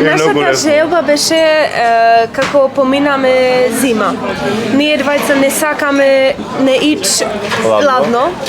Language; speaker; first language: Macedonian; non-native, learner; Polish